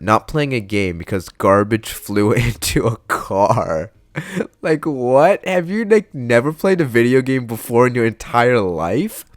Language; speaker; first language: English; native; English